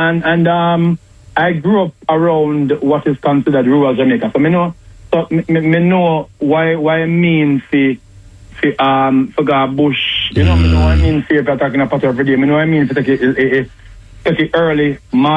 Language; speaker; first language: English; non-native, local second language; Jamaican Creole English